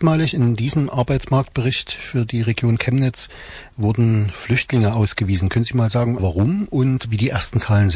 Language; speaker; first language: German; native; German